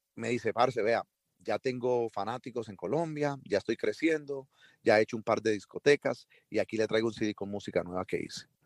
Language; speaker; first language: Spanish; early bilingual, heritage; Spanish